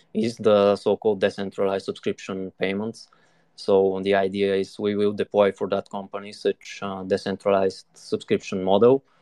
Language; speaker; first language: English; non-native, fluent; Bulgarian